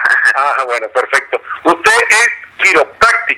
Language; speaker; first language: Spanish; native; Spanish